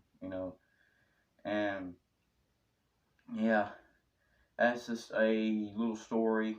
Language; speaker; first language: English; native; English